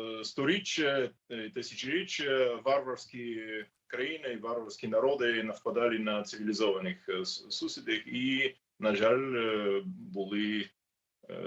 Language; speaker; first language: Ukrainian; non-native, learner; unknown